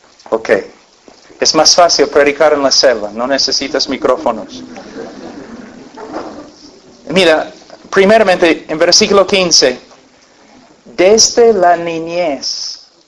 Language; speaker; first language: Spanish; non-native, fluent; English